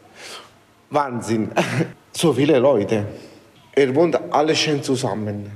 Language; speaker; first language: German; non-native, learner; Italian